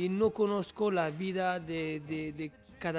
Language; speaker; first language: Spanish; non-native, learner; French